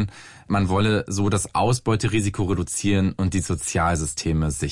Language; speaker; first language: German; native; German